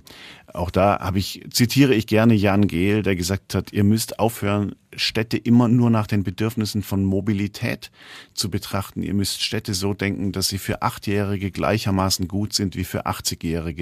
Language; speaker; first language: German; native; German